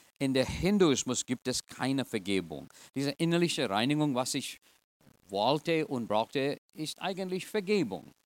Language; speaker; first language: German; non-native, fluent; English